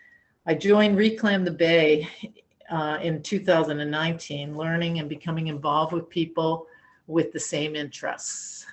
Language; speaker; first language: English; native; English